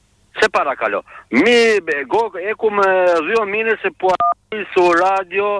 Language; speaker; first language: Greek; non-native, learner; Albanian